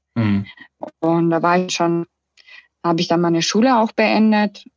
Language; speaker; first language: German; early bilingual, other home language; Russian